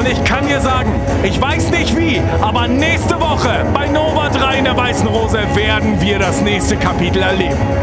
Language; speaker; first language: German; native; German